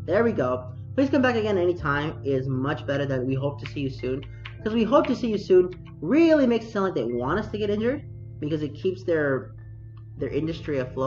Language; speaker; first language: English; native; English